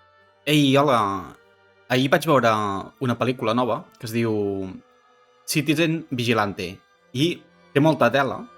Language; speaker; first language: Catalan; native; Catalan